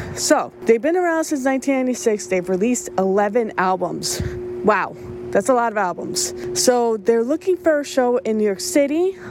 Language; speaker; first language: English; early bilingual, other home language; Spanish